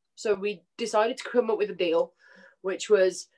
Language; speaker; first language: English; native; English